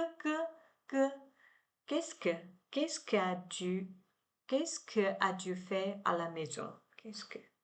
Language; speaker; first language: French; non-native, learner; Chinese